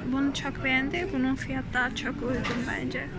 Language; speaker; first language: Turkish; non-native, learner; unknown